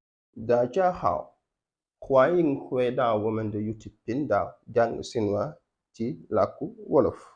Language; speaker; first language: Chinese; non-native, fluent; Wolof